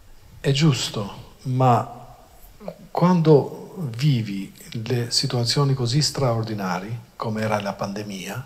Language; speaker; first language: Italian; non-native, fluent; Albanian